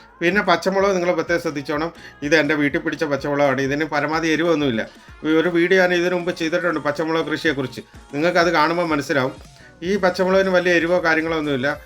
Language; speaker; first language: Malayalam; native; Malayalam